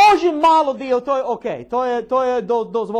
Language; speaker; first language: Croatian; non-native, learner; English